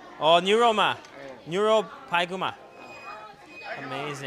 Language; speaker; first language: Chinese; non-native, learner; English